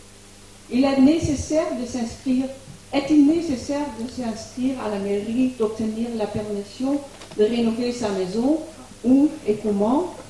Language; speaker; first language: French; non-native, fluent; Dutch